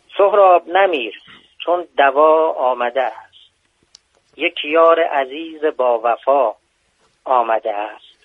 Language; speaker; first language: Persian; native; Persian